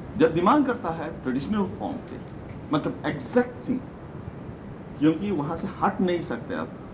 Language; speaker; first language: Hindi; non-native, local second language; Manipuri